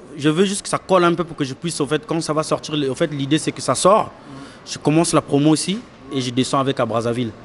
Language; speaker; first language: French; non-native, local second language; Lingala